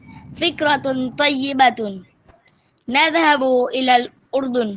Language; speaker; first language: Arabic; non-native, learner; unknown